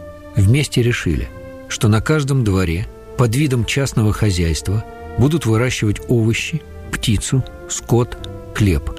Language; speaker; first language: Russian; native; Russian